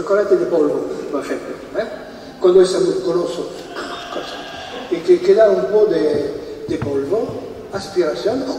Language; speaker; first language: Spanish; non-native, fluent; French